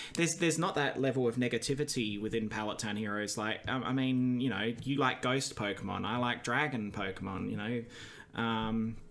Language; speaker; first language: English; native; English